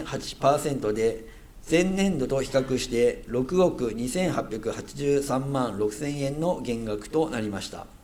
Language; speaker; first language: Japanese; native; Japanese